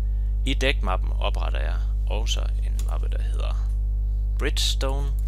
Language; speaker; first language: Danish; native; Danish